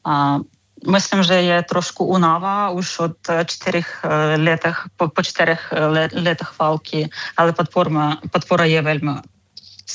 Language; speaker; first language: Czech; non-native, fluent; Ukrainian